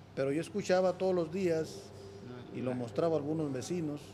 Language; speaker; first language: Spanish; native; Spanish